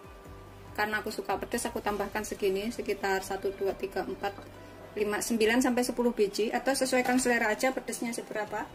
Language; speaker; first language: Indonesian; native; Indonesian